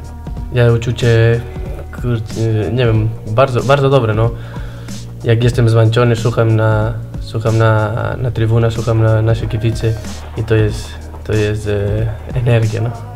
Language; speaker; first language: Polish; non-native, learner; Spanish